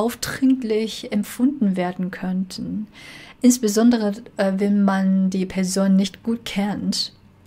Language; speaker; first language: German; non-native, fluent; Chinese